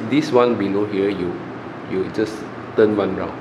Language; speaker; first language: English; non-native, local second language; Chinese